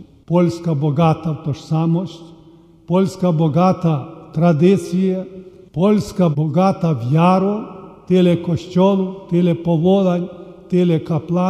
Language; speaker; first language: Polish; early bilingual, heritage; Polish